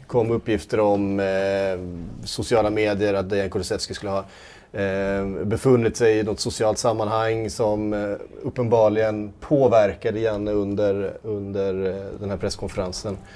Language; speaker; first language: Swedish; native; Swedish